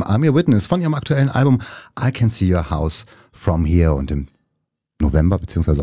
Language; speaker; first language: German; native; German